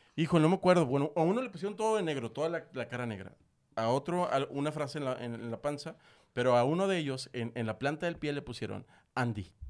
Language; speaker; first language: Spanish; native; Spanish